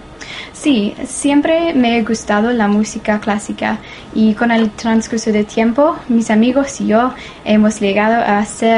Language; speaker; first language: Spanish; non-native, learner; English